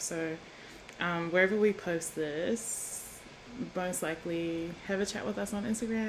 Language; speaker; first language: English; native; English